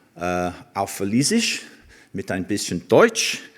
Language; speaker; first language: German; non-native, learner; Welsh